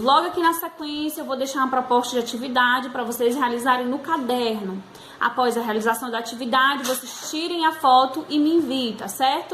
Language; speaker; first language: Portuguese; native; Portuguese